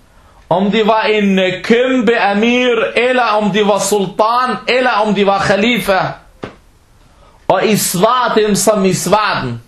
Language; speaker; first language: Danish; early bilingual, other home language; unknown